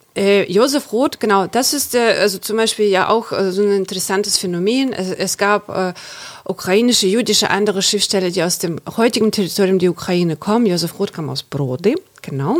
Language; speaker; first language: German; non-native, fluent; Ukrainian